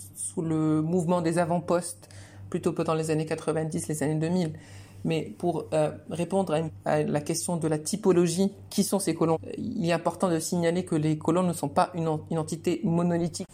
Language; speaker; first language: French; non-native, local second language; Arabic